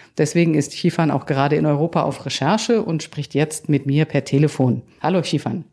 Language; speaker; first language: German; native; German